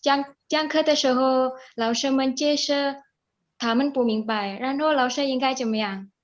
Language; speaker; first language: Chinese; non-native, learner; Indonesian